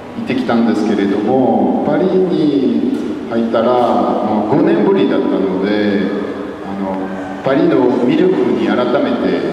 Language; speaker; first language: Japanese; non-native, fluent; French